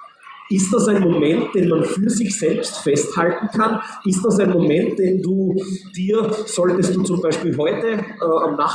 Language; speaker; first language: German; native; German